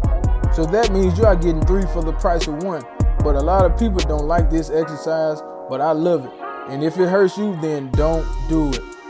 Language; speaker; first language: English; native; English